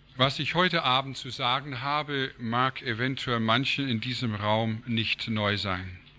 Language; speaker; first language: German; non-native, fluent; English